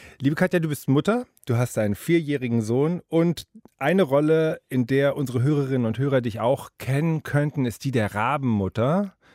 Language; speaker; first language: German; native; German